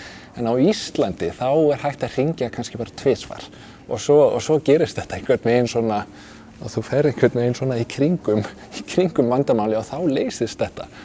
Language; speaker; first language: Icelandic; non-native, fluent; Danish